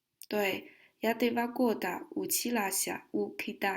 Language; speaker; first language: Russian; non-native, learner; Kyrgyz